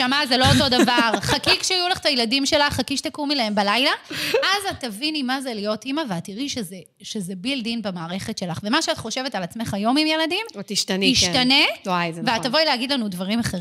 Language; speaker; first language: Hebrew; native; Hebrew